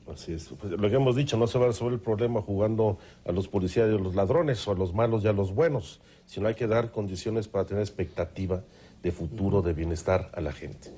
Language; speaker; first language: Spanish; native; Spanish